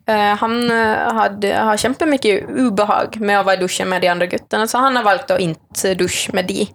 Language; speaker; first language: Swedish; native; Swedish